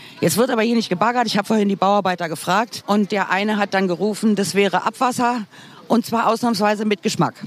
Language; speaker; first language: German; native; German